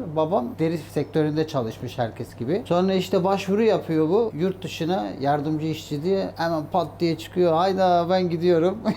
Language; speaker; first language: Turkish; early bilingual, heritage; Turkish